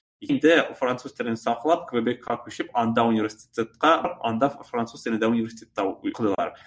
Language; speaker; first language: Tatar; native; Tatar